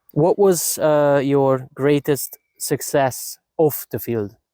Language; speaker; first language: English; non-native, fluent; Hungarian